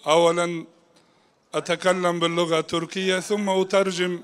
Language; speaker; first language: Arabic; non-native, fluent; Turkish